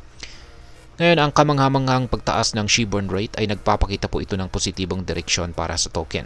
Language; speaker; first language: Filipino; native; Filipino